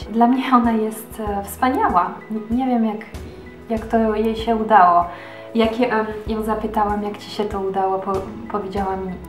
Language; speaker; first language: Polish; early bilingual, heritage; Polish